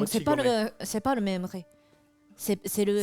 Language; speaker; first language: French; non-native, fluent; Japanese